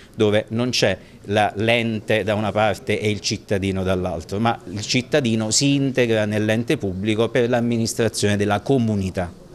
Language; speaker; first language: Italian; native; Italian